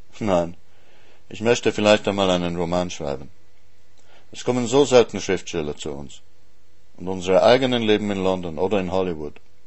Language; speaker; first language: German; native; German